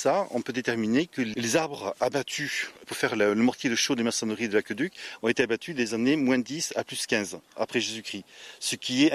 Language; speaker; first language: French; native; French